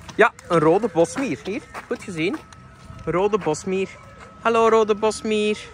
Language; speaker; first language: Dutch; native; Dutch